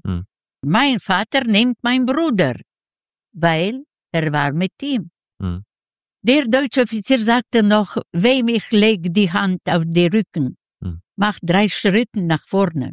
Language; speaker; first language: German; non-native, learner; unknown